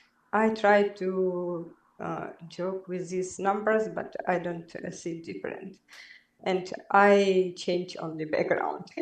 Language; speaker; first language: English; non-native, learner; Belarusian